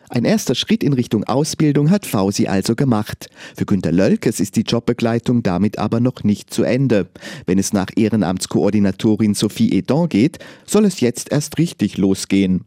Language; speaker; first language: German; native; German